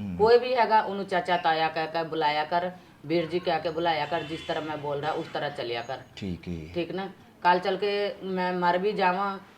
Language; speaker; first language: Punjabi; non-native, local second language; Bhojpuri